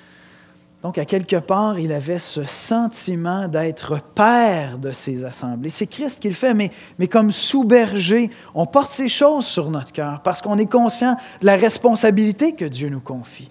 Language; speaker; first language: French; native; French